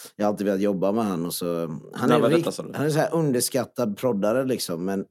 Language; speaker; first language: Swedish; non-native, local second language; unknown